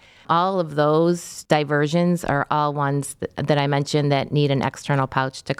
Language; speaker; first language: English; native; English